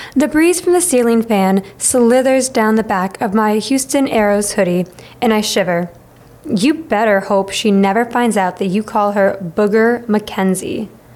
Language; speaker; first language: English; native; English